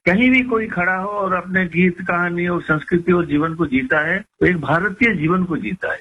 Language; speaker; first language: Hindi; non-native, local second language; Odia